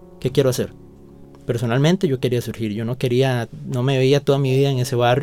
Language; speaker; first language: Spanish; native; Spanish